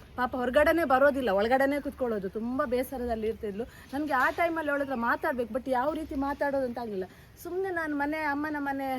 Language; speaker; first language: Kannada; non-native, local second language; Tulu